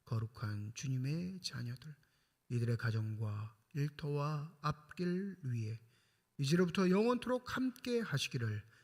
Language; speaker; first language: Korean; native; Korean